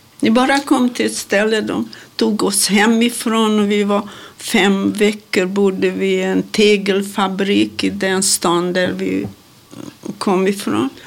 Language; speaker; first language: Swedish; non-native, fluent; Hungarian